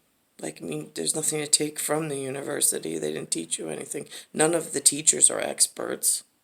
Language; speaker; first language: English; native; English